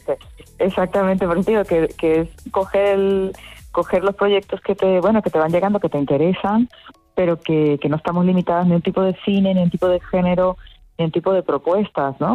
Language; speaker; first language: Spanish; native; Spanish